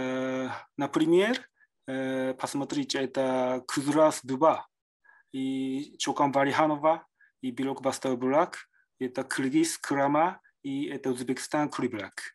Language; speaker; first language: Russian; non-native, learner; Japanese